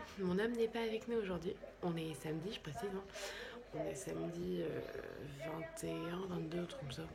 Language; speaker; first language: French; native; French